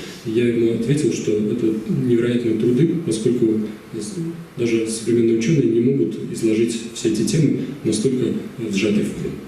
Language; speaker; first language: Russian; native; Russian